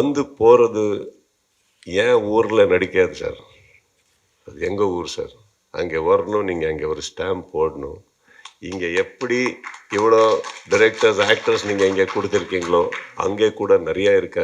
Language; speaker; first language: Tamil; non-native, learner; Kannada